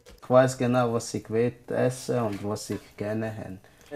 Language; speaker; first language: German; early bilingual, other home language; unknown